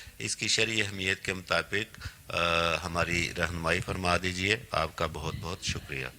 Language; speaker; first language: Urdu; native; Urdu